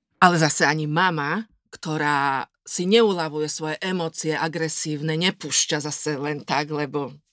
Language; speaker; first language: Slovak; native; Slovak